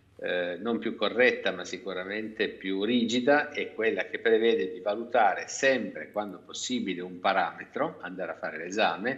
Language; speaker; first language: Italian; native; Italian